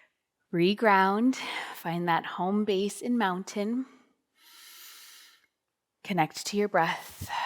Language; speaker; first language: English; native; English